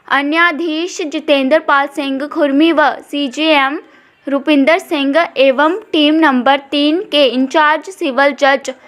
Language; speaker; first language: Hindi; non-native, local second language; Punjabi